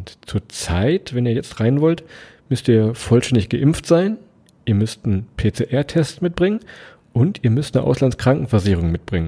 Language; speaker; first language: German; native; German